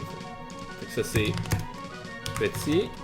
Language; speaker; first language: French; native; French